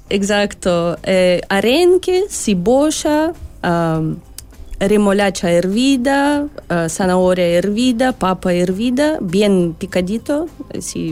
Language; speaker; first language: Spanish; non-native, learner; Russian